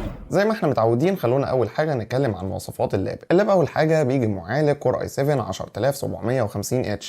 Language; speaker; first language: Arabic; native; Arabic